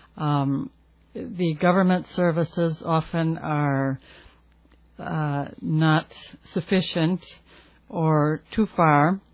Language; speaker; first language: English; native; English